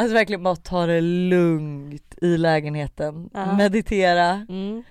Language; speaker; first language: Swedish; native; Swedish